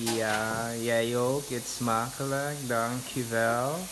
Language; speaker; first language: Dutch; non-native, learner; Cebuano